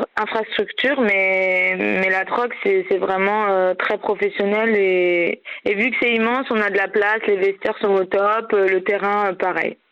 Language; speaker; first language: French; native; French